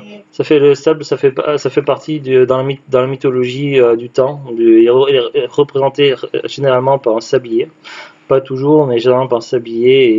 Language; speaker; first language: French; native; French